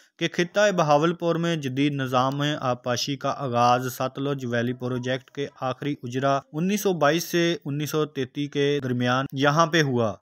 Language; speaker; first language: Urdu; non-native, local second language; Punjabi